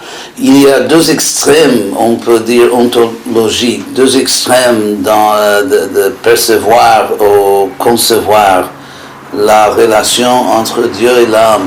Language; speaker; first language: French; non-native, fluent; English